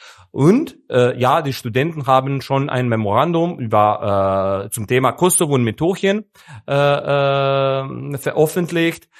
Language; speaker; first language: German; non-native, fluent; Serbian